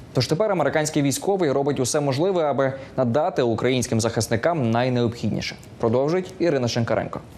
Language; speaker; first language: Ukrainian; native; Ukrainian